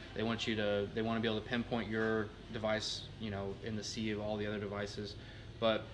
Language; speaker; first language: English; native; English